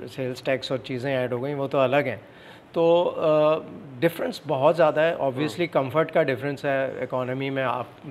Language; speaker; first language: Urdu; native; Urdu